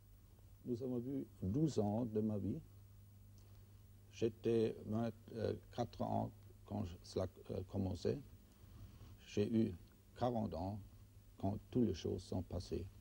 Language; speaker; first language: French; non-native, fluent; German